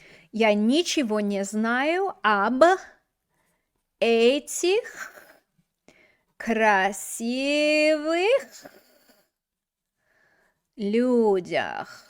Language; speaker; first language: Russian; non-native, fluent; English